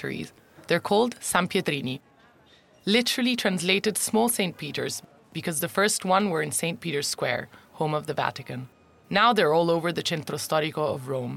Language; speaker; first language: English; non-native, fluent; Italian